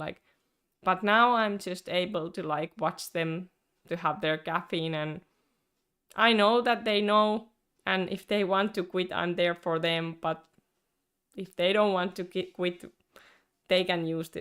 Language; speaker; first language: English; non-native, fluent; Finnish